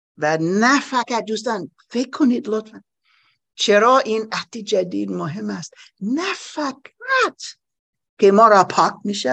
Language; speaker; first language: Persian; non-native, learner; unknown